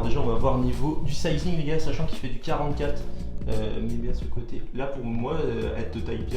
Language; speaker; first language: French; native; French